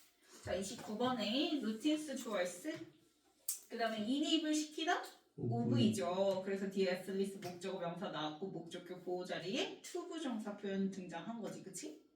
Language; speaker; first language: Korean; native; Korean